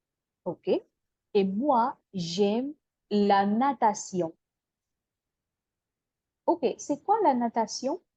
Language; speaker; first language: French; non-native, fluent; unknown